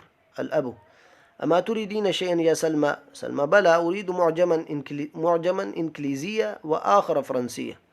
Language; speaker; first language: Arabic; non-native, fluent; Urdu